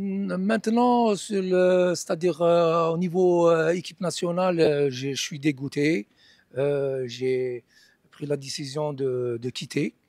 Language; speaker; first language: French; non-native, local second language; Arabic